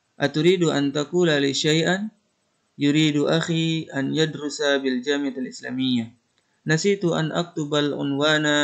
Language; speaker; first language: Arabic; non-native, fluent; Indonesian